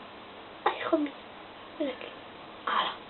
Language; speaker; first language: Spanish; native; Spanish